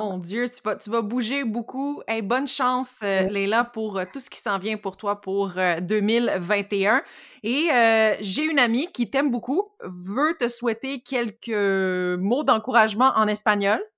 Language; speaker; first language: French; native; French